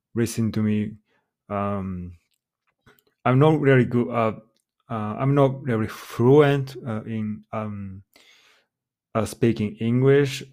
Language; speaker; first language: English; non-native, fluent; Japanese